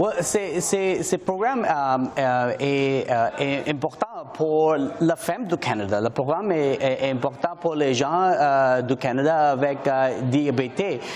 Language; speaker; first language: French; non-native, learner; English